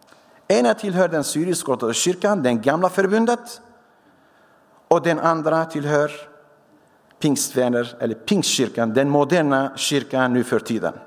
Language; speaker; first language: Swedish; non-native, fluent; Syriac